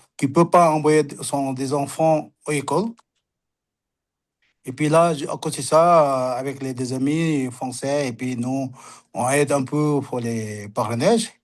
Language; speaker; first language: French; non-native, learner; Sherpa